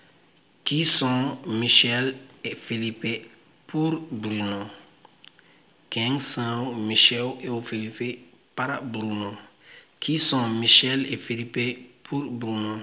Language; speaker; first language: Portuguese; non-native, fluent; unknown